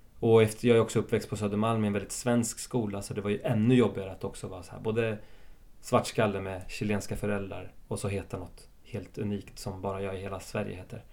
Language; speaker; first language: Swedish; early bilingual, other home language; Spanish